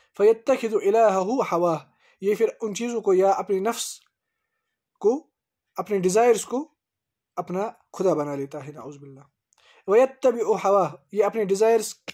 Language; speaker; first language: Urdu; native; Urdu